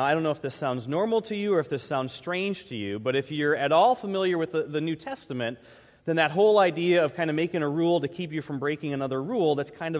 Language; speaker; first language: English; native; English